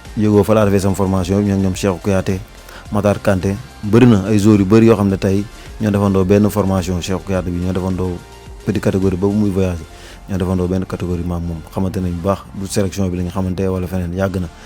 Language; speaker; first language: Wolof; native; Wolof